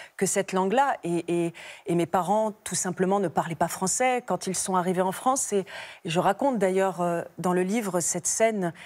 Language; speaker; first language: French; native; French